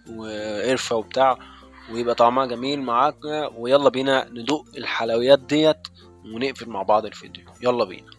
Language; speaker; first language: Arabic; native; Arabic